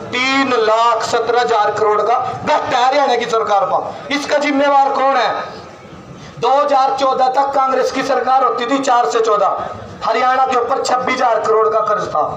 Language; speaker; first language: Hindi; native; Hindi